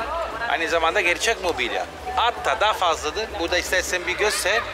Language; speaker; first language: Turkish; non-native, fluent; Italian